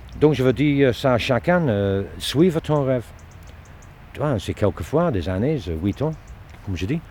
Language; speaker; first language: French; non-native, learner; English